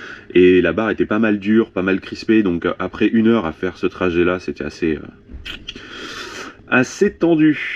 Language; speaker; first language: French; native; French